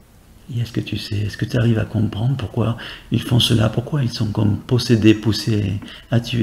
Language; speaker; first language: French; native; French